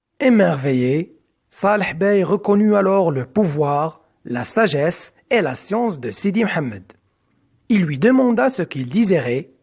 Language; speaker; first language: French; non-native, local second language; Arabic